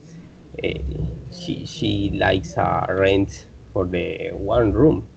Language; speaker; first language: English; non-native, learner; Spanish